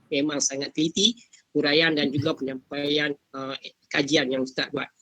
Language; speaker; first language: Malay; native; Malay